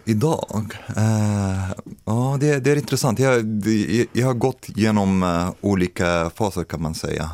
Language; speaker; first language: Swedish; non-native, fluent; Arabic